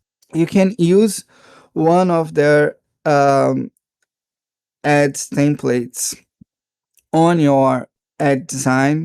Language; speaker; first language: English; non-native, fluent; Portuguese